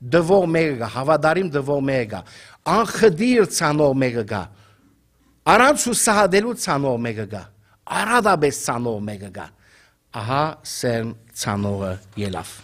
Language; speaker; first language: Armenian; native; Armenian